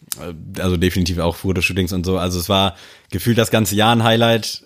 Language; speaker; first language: German; native; German